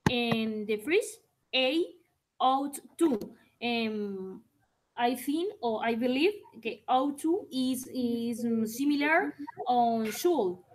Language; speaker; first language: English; non-native, learner; Spanish